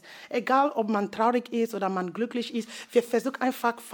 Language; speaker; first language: German; non-native, learner; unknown